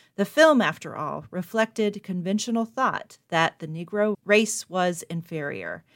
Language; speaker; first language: English; native; English